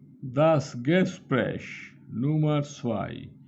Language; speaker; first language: German; non-native, fluent; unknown